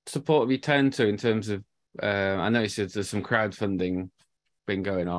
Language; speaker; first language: English; native; English